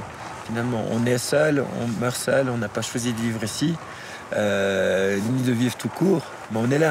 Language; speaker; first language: French; native; French